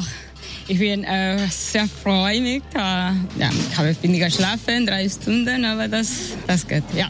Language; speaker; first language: German; non-native, learner; Spanish